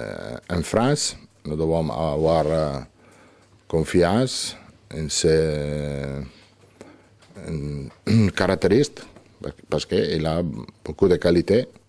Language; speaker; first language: French; non-native, learner; Italian